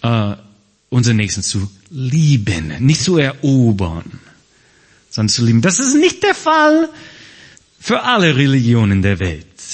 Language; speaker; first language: German; non-native, fluent; English